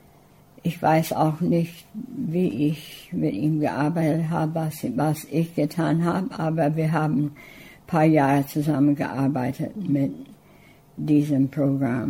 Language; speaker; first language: German; early bilingual, heritage; English